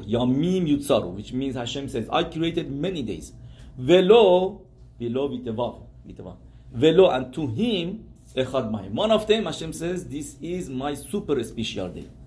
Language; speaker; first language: English; non-native, fluent; Persian